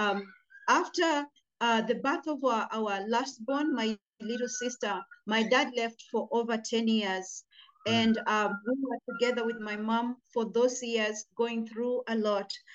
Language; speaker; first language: English; non-native, local second language; Luyia